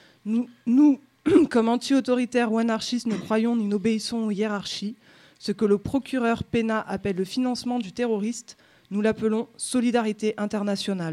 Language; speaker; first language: French; native; French